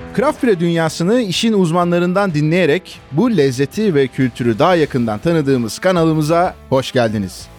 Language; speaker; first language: Turkish; native; Turkish